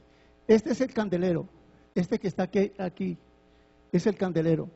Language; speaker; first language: Spanish; native; Spanish